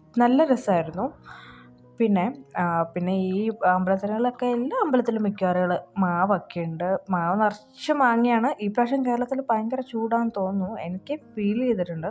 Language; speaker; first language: Malayalam; early bilingual, heritage; Malayalam